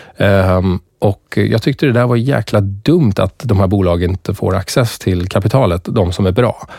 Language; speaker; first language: Swedish; early bilingual, other home language; Persian